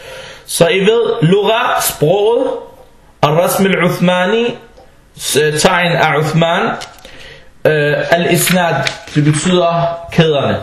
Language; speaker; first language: Danish; non-native, fluent; Arabic